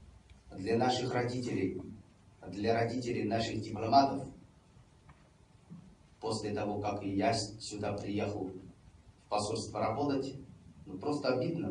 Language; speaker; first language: Russian; non-native, fluent; Chinese